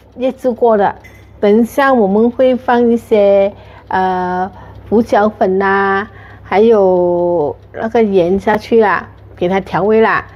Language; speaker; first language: Chinese; native; Chinese